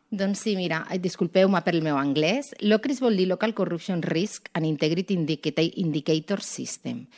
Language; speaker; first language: Catalan; non-native, local second language; Spanish